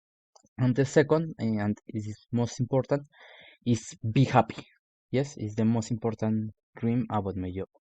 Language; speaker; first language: English; non-native, learner; Spanish